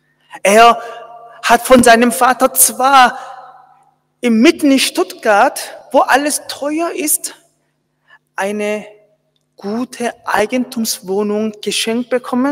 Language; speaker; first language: German; non-native, fluent; Korean